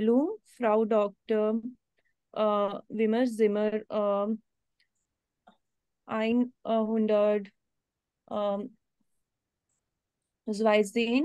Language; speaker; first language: German; non-native, learner; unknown